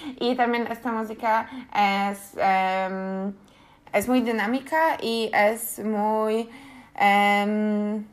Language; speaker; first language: Spanish; non-native, learner; Polish